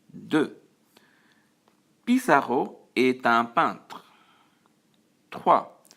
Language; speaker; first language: French; non-native, fluent; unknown